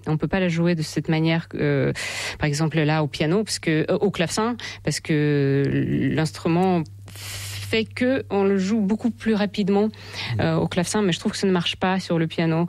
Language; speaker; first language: French; non-native, fluent; Russian